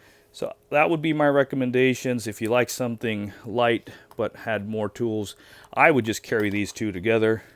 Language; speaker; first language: English; native; English